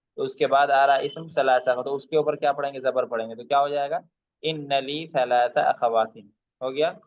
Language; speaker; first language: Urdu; native; Urdu